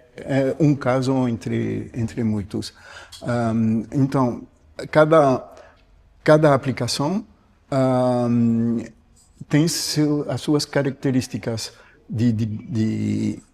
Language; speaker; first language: Portuguese; non-native, fluent; French